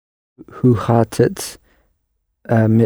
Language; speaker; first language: Dutch; non-native, learner; English